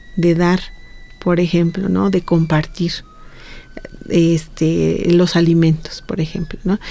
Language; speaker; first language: Spanish; non-native, local second language; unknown